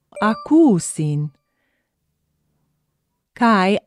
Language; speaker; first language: Greek; non-native, fluent; English